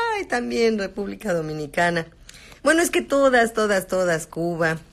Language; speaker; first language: Spanish; native; Spanish